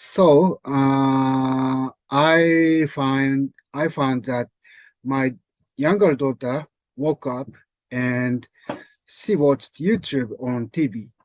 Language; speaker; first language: English; non-native, learner; Japanese